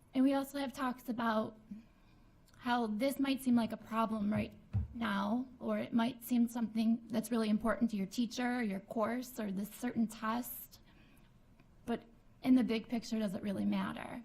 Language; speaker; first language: English; native; English